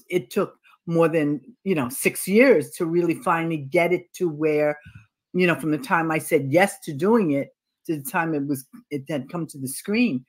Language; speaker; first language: English; native; English